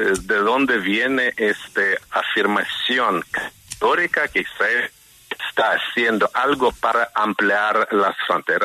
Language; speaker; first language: Spanish; non-native, fluent; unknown